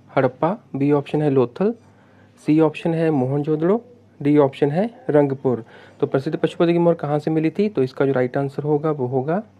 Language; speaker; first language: Hindi; non-native, local second language; Punjabi